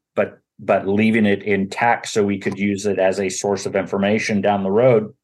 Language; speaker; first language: English; native; English